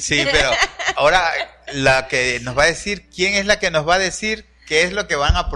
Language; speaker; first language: Spanish; native; Spanish